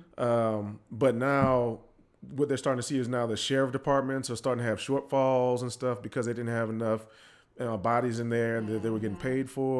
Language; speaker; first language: English; native; English